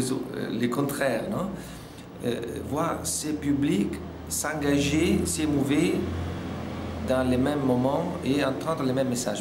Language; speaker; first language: French; non-native, fluent; Italian